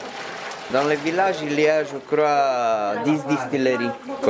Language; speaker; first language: French; non-native, learner; Romanian